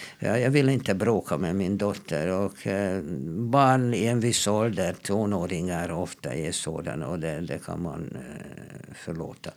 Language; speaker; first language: Swedish; non-native, fluent; Hungarian